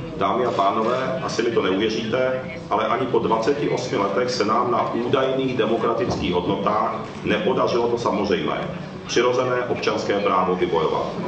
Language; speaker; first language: Czech; early bilingual, other home language; Japanese